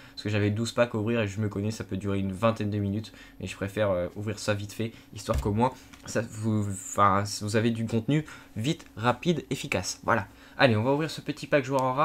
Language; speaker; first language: French; native; French